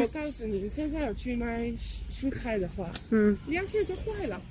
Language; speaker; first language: Chinese; non-native, learner; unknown